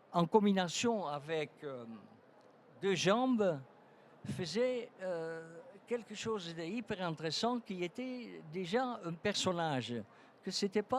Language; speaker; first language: French; non-native, fluent; Dutch